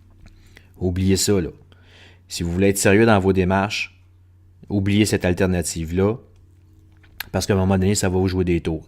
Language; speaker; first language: French; native; French